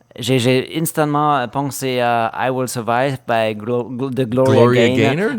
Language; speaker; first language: French; non-native, fluent; German